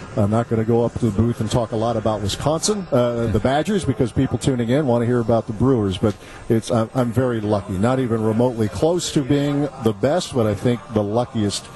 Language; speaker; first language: English; native; English